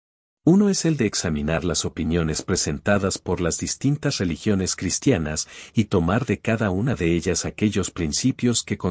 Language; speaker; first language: Spanish; native; Spanish